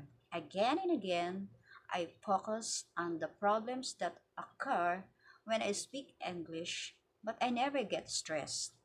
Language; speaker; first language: English; non-native, learner; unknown